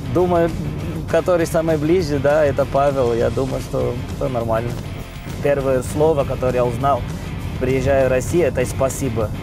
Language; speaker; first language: Russian; non-native, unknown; Portuguese